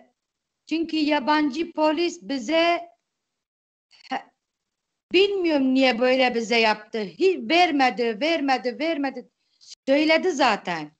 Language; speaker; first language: Turkish; non-native, local second language; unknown